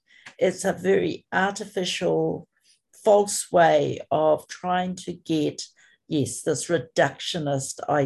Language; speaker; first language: English; native; English